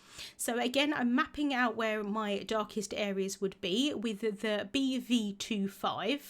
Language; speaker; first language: English; native; English